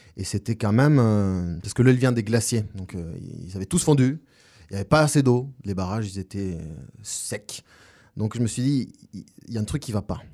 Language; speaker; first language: French; non-native, fluent; Spanish